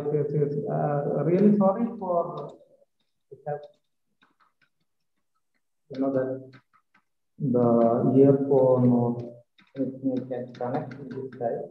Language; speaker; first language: English; non-native, learner; Malayalam